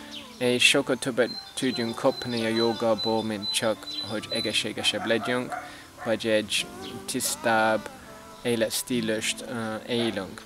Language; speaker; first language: Hungarian; non-native, fluent; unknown